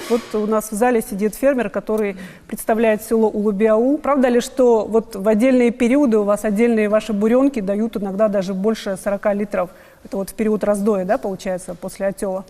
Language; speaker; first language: Russian; native; Russian